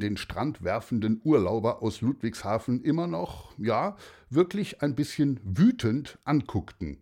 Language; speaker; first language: German; native; German